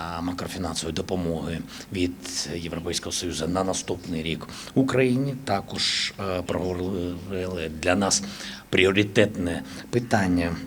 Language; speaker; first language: Ukrainian; native; Ukrainian